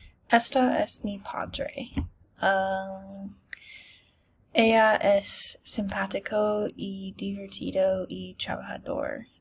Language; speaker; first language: Spanish; non-native, learner; English